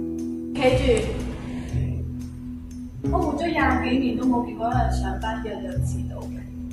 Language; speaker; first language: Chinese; native; Chinese